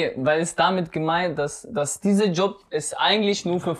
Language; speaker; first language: German; non-native, fluent; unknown